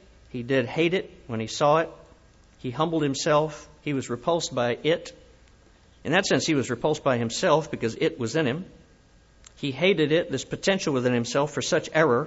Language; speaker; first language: English; native; English